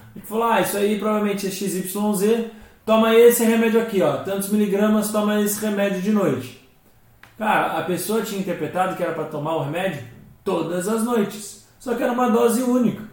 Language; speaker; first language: Portuguese; native; Portuguese